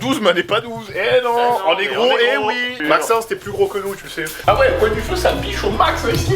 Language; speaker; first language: French; native; French